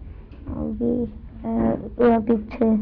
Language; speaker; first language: French; non-native, learner; English